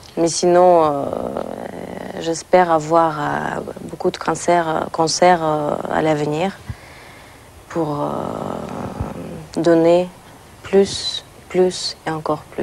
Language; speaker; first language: French; non-native, fluent; Russian